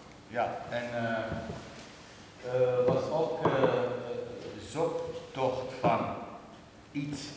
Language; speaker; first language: Dutch; non-native, learner; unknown